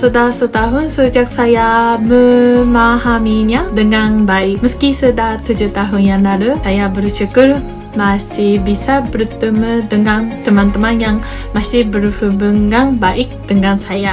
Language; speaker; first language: Indonesian; non-native, learner; Japanese